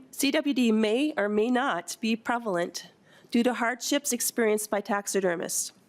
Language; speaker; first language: English; native; English